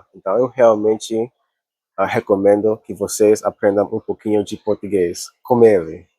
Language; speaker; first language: Portuguese; non-native, learner; English